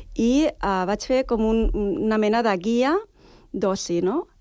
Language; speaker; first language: Catalan; native; Catalan